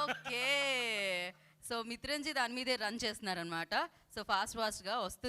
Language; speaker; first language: Telugu; native; Telugu